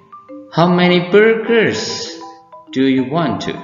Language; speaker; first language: English; non-native, fluent; Indonesian